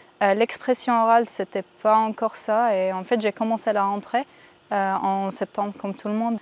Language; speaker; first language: French; non-native, fluent; Arabic